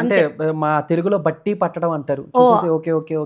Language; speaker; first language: Telugu; native; Telugu